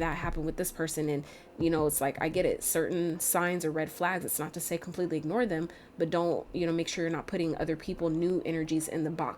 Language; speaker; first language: English; native; English